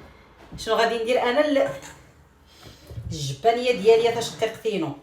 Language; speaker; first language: Arabic; native; Arabic